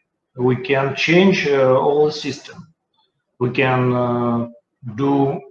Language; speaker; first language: English; non-native, learner; Russian